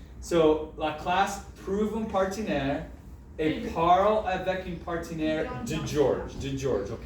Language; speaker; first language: French; non-native, fluent; English